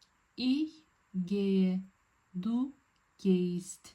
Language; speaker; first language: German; non-native, fluent; Azerbaijani